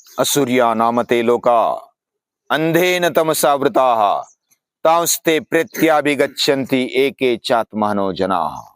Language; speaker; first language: Hindi; non-native, local second language; Marathi